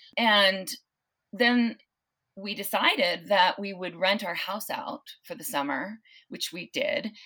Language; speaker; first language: English; native; English